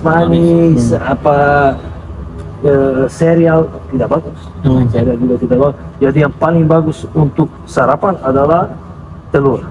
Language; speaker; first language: Indonesian; non-native, fluent; Serbian